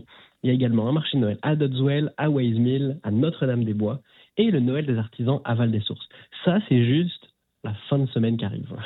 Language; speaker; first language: French; native; French